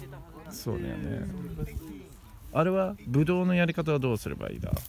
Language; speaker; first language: Japanese; non-native, fluent; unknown